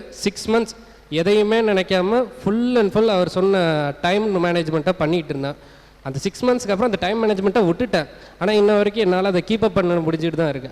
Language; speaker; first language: Tamil; native; Tamil